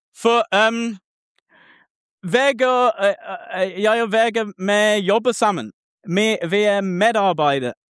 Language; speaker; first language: Norwegian; non-native, learner; English